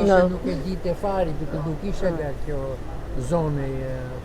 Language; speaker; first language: Albanian; early bilingual, heritage; Albanian